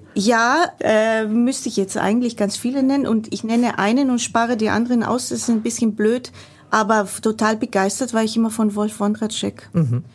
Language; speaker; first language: German; non-native, fluent; Greek